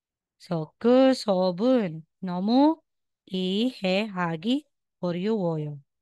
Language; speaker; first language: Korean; non-native, fluent; Filipino